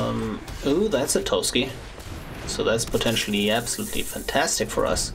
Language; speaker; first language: English; non-native, fluent; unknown